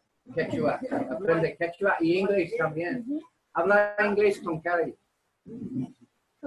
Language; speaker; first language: Spanish; non-native, learner; English